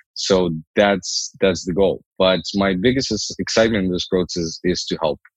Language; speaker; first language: English; non-native, fluent; Ukrainian